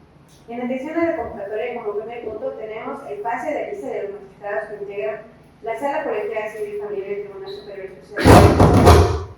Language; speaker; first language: Spanish; native; Spanish